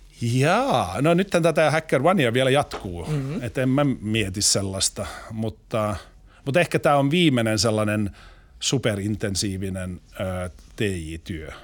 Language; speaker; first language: Finnish; non-native, local second language; Swedish